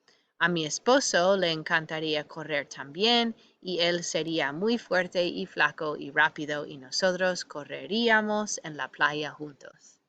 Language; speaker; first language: Spanish; non-native, fluent; English